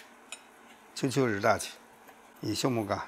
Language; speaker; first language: Russian; non-native, learner; Chinese